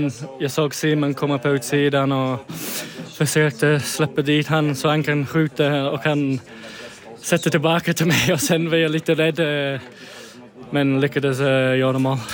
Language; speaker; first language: Swedish; non-native, fluent; English